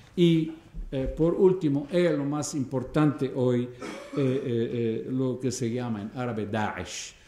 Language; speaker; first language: Spanish; non-native, fluent; Arabic